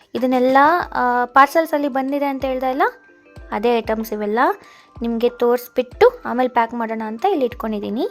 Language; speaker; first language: Kannada; native; Kannada